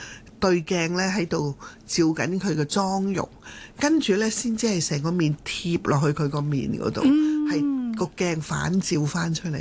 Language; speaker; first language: Cantonese; native; Cantonese